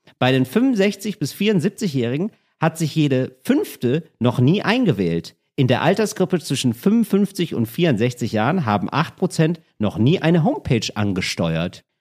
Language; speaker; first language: German; native; German